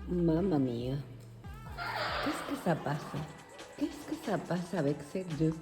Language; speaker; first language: French; non-native, fluent; Spanish